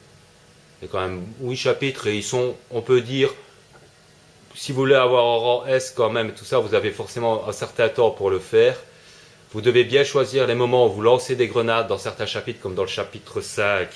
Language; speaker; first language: French; native; French